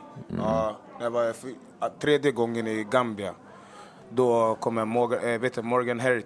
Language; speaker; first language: Swedish; early bilingual, other home language; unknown